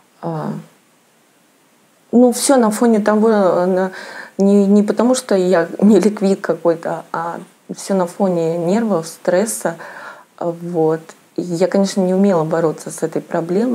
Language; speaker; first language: Russian; native; Russian